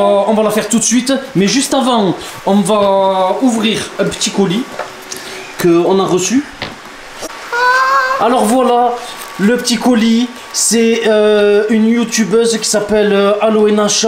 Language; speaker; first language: French; native; French